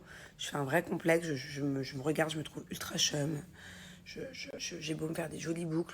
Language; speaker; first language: French; native; French